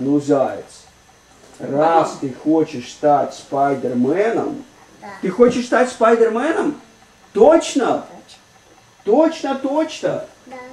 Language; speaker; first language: Russian; native; Russian